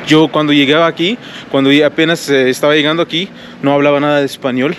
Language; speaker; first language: Spanish; non-native, fluent; Arabic